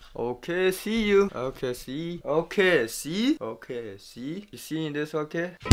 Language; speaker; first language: English; non-native, fluent; Arabic